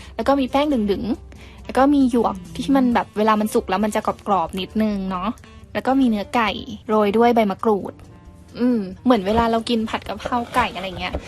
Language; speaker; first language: Thai; native; Thai